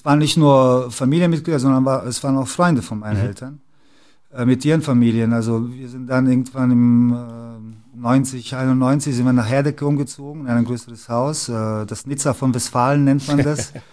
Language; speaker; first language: German; early bilingual, other home language; Serbian